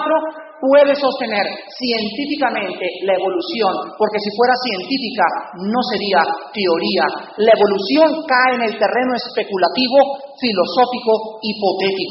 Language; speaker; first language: Spanish; native; Spanish